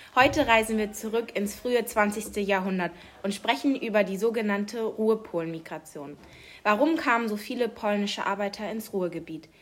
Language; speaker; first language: German; native; German